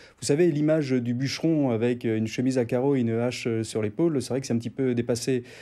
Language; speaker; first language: French; native; French